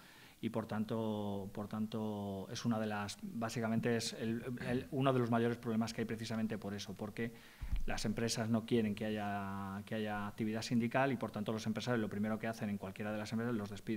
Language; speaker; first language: Spanish; native; Spanish